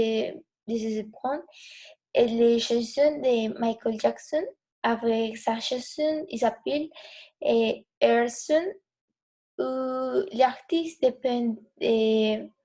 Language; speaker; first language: French; non-native, learner; Spanish